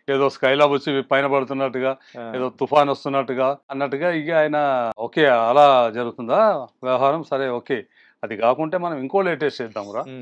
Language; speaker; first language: Telugu; native; Telugu